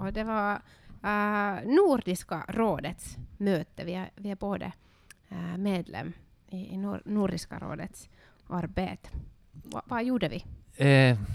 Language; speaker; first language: Swedish; non-native, learner; Finnish